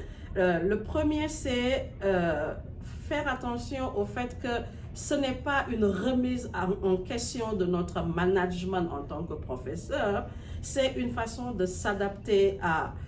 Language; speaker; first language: French; non-native, local second language; Wolof